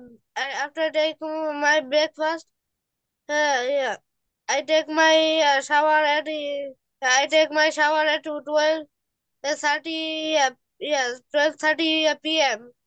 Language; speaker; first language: English; non-native, learner; Bangla